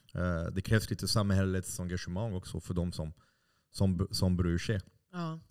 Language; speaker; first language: Swedish; non-native, fluent; French